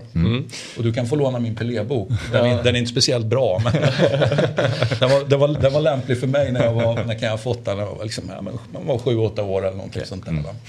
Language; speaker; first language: Swedish; native; Swedish